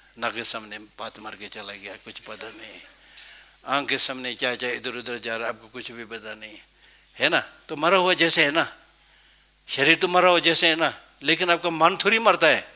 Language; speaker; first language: Hindi; non-native, fluent; Tibetan